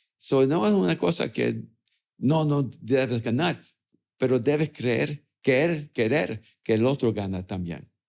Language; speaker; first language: Spanish; early bilingual, other home language; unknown